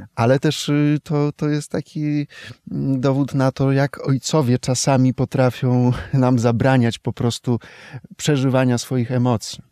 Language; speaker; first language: Polish; native; Polish